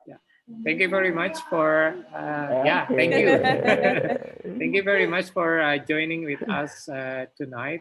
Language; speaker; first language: English; non-native, fluent; Indonesian